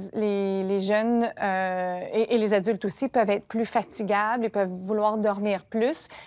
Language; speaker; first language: French; native; French